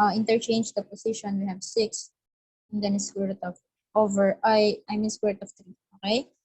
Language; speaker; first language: English; non-native, local second language; Filipino